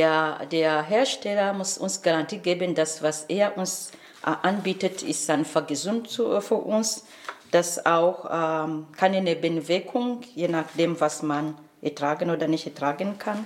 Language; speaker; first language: German; non-native, fluent; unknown